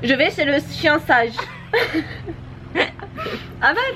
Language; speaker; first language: French; native; French